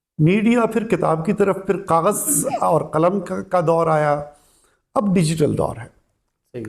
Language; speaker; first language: Urdu; non-native, local second language; Pashto